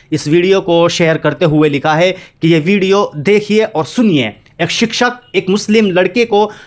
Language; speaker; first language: Hindi; native; Hindi